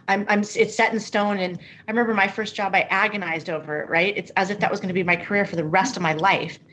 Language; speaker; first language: English; native; English